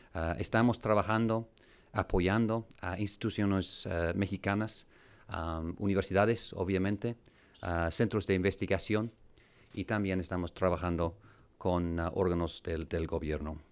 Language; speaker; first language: Spanish; non-native, fluent; English